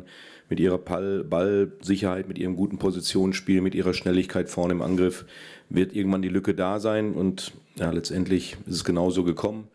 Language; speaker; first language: German; native; German